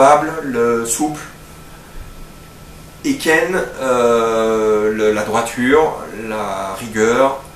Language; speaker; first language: French; native; French